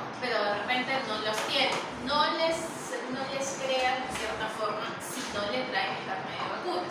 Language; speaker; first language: Spanish; native; Spanish